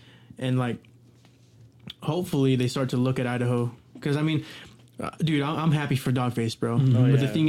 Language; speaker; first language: English; native; English